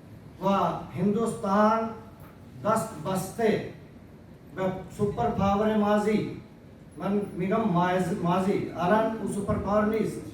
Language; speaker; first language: Persian; non-native, fluent; Urdu